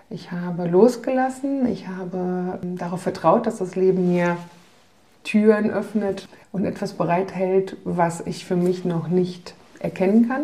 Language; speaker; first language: German; early bilingual, other home language; Polish